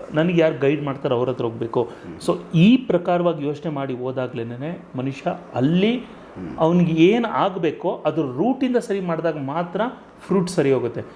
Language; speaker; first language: Kannada; native; Kannada